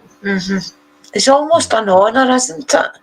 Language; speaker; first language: English; native; English